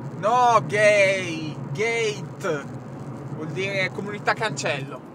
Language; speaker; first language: Italian; native; Italian